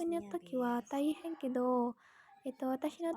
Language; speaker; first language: Japanese; non-native, learner; Indonesian